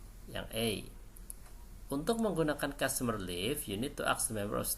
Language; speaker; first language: English; non-native, fluent; Indonesian